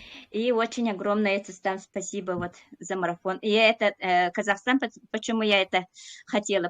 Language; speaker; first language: Russian; non-native, local second language; Yakut